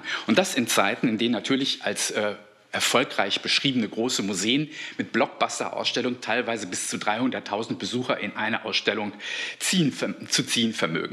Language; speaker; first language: German; native; German